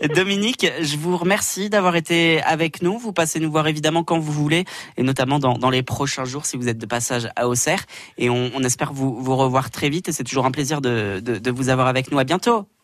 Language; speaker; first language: French; native; French